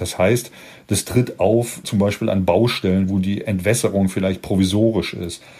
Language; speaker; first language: German; native; German